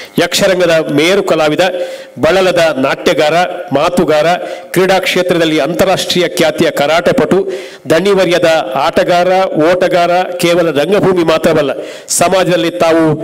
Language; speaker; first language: Kannada; non-native, local second language; Tulu